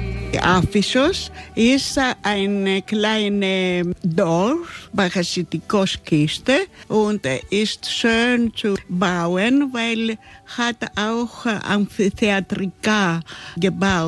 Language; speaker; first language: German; non-native, learner; Greek